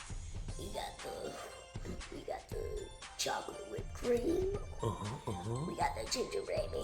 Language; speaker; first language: English; native; English